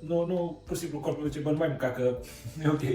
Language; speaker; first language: Romanian; native; Romanian